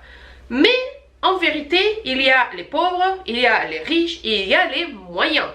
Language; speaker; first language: French; non-native, fluent; Russian